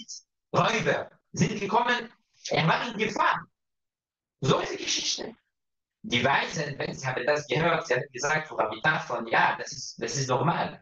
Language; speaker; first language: German; non-native, fluent; Hebrew